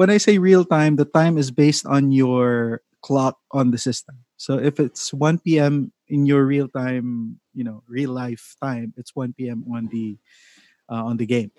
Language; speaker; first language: English; non-native, local second language; Cebuano